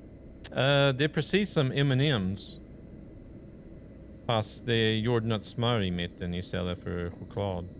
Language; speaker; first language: Swedish; non-native, fluent; English